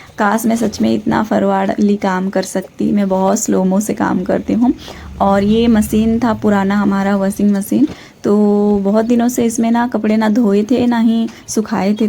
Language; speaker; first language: Hindi; non-native, local second language; Odia